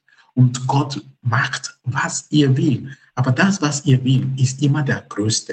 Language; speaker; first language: German; non-native, fluent; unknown